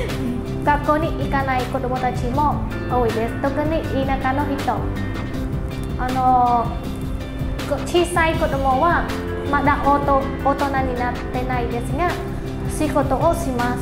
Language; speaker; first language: Japanese; non-native, learner; Khmer